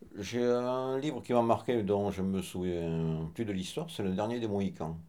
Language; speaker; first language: French; native; French